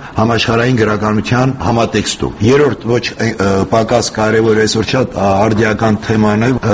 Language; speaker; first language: Armenian; native; Armenian